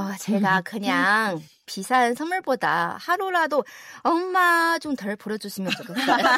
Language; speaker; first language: Korean; non-native, fluent; Chinese